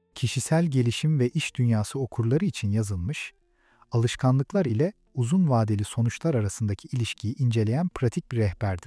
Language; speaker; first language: Turkish; native; Turkish